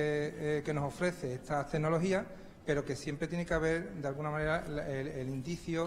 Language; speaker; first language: Spanish; native; Spanish